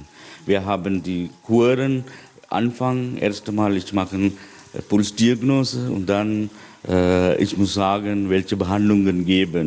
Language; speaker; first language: German; non-native, learner; Sinhala